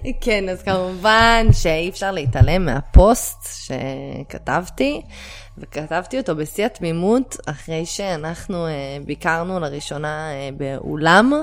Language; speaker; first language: Hebrew; early bilingual, other home language; Russian